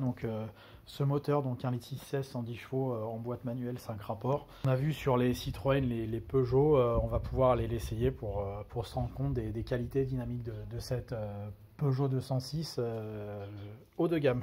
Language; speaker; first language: French; native; French